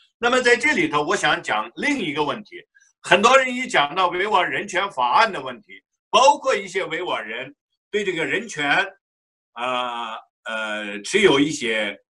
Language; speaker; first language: Chinese; non-native, local second language; Uyghur